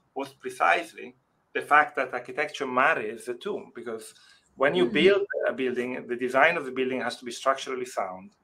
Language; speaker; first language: English; non-native, fluent; Italian